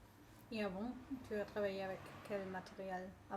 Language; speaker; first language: French; non-native, learner; English